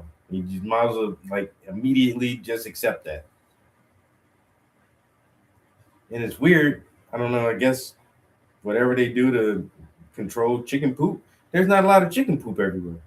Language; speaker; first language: English; native; English